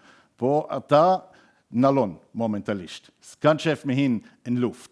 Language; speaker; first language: Albanian; non-native, learner; German